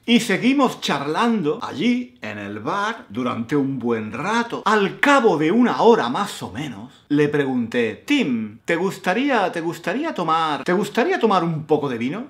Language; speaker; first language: Spanish; native; Spanish